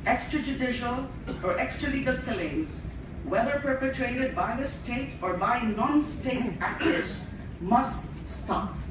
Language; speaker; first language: English; non-native, local second language; Filipino